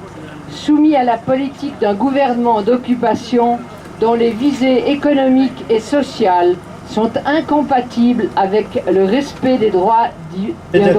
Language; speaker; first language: French; native; French